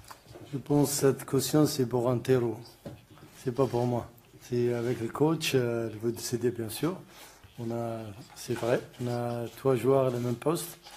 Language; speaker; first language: French; non-native, learner; Arabic